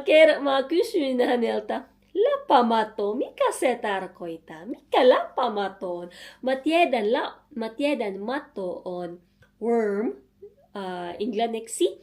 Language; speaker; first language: Finnish; non-native, learner; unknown